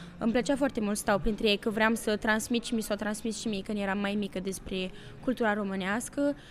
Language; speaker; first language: Romanian; early bilingual, heritage; Romanian